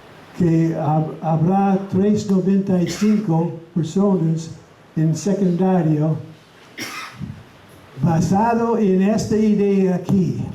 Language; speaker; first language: Spanish; non-native, fluent; English